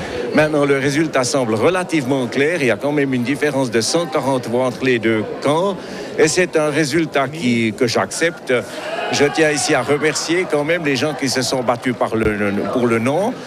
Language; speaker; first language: French; native; French